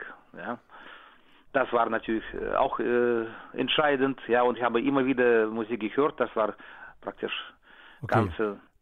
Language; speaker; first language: German; non-native, fluent; Russian